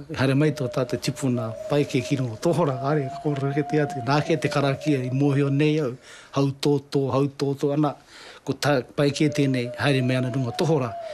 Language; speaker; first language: Māori; native; Māori